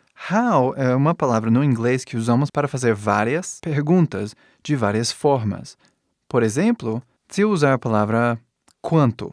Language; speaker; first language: Portuguese; non-native, fluent; English